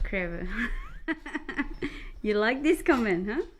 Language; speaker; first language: English; non-native, learner; Thai